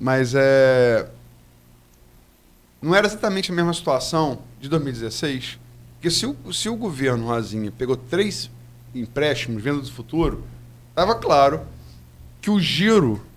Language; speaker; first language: Portuguese; native; Portuguese